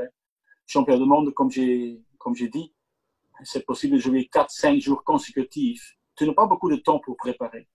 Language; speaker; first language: French; non-native, local second language; Dutch